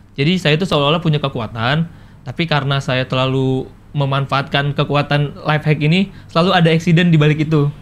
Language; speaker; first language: Indonesian; native; Indonesian